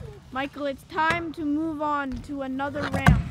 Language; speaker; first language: English; native; English